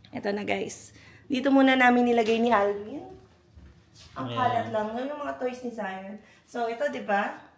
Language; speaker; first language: Filipino; native; Filipino